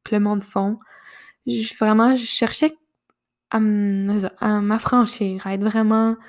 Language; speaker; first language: French; native; French